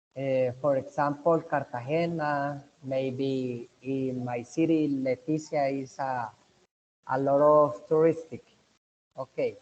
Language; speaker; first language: English; non-native, learner; Spanish